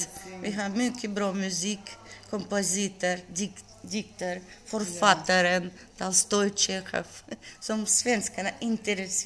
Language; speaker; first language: Swedish; non-native, learner; Russian